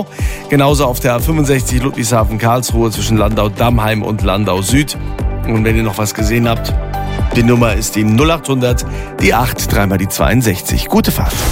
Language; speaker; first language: German; native; German